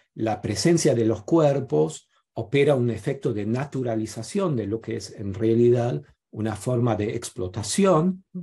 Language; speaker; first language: Spanish; non-native, fluent; German